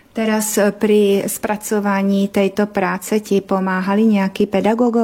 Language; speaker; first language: Slovak; native; Slovak